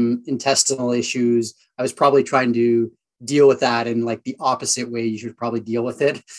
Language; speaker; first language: English; native; English